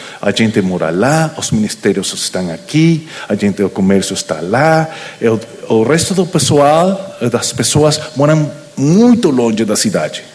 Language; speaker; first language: Portuguese; non-native, learner; Spanish